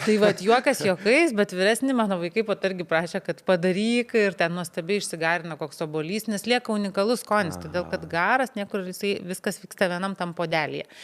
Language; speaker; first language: Lithuanian; native; Lithuanian